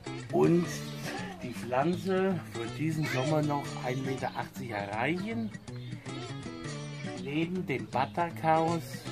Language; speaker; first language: German; non-native, learner; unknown